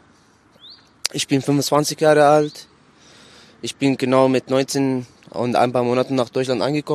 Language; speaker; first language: German; non-native, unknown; Arabic